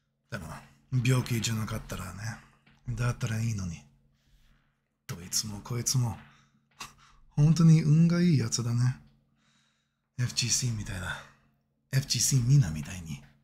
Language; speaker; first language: Japanese; non-native, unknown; English